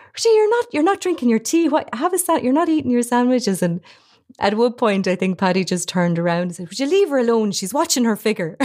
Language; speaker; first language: English; native; English